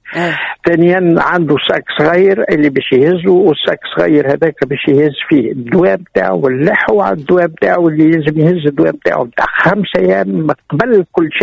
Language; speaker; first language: Arabic; native; Arabic